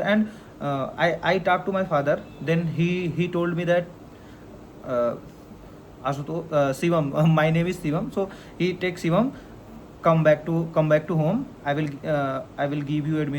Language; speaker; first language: English; non-native, learner; Hindi